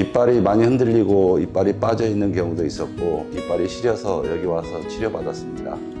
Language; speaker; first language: Korean; native; Korean